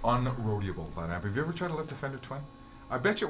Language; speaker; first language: English; native; English